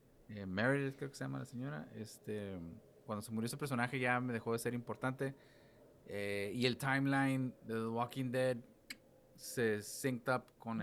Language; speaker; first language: Spanish; native; Spanish